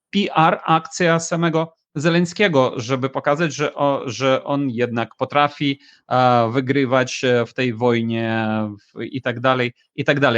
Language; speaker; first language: Polish; non-native, fluent; Ukrainian